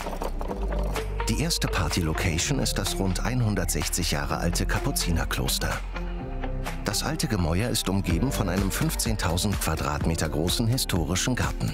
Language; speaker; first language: German; native; German